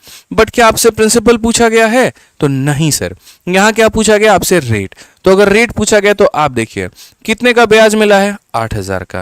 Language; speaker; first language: Hindi; native; Hindi